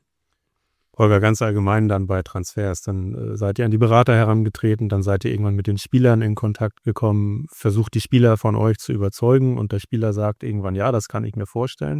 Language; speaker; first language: German; native; German